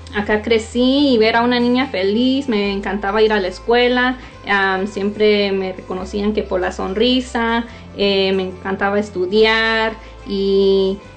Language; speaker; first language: Spanish; native; Spanish